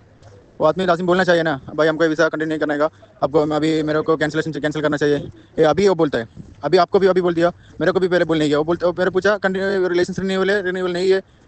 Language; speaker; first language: Hindi; non-native, learner; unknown